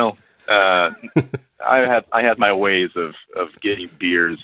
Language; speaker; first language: English; native; English